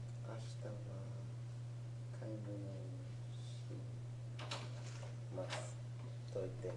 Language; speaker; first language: Japanese; non-native, learner; English